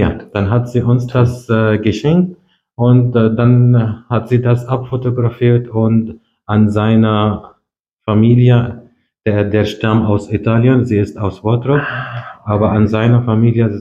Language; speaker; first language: German; non-native, fluent; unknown